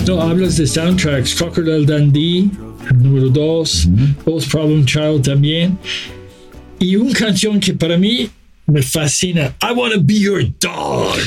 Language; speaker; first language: Spanish; non-native, fluent; English